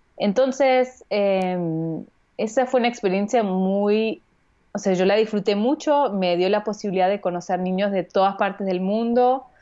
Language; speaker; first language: Spanish; early bilingual, heritage; Spanish